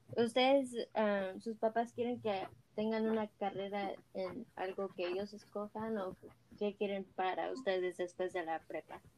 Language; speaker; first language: Spanish; early bilingual, heritage; Spanish